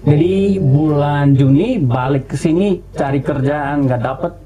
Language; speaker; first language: Indonesian; non-native, fluent; Dutch